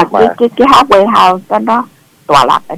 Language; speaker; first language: Vietnamese; native; Vietnamese